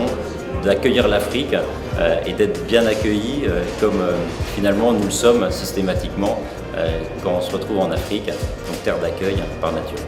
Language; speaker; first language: French; native; French